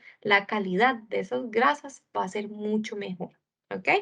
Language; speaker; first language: Spanish; native; Spanish